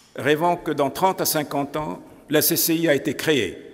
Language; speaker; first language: French; non-native, local second language; Arabic